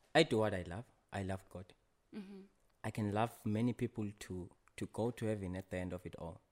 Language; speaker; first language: English; non-native, local second language; Swati